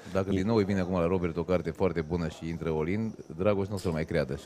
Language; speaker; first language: Romanian; native; Romanian